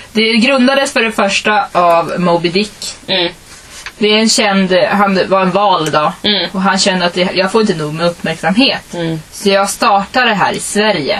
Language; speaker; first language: Swedish; early bilingual, other home language; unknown